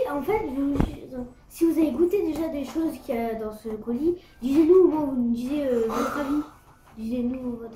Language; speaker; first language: French; native; French